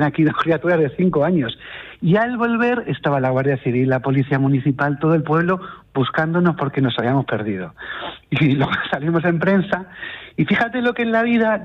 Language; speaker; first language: Spanish; native; Spanish